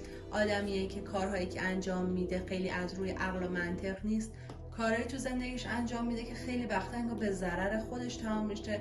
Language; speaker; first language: Persian; native; Persian